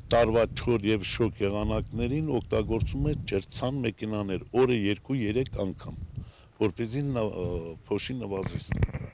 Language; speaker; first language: Armenian; native; Armenian